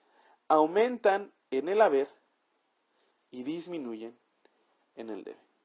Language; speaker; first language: Spanish; native; Spanish